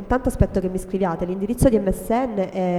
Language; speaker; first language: Italian; native; Italian